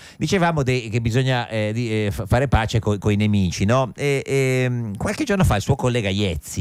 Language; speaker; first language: Italian; native; Italian